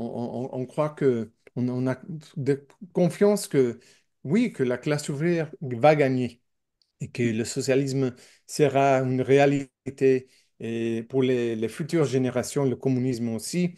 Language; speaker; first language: French; non-native, learner; English